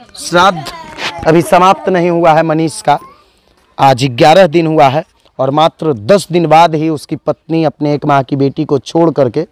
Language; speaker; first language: Hindi; native; Hindi